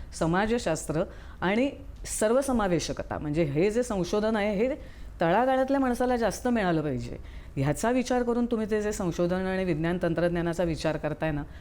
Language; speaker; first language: Marathi; native; Marathi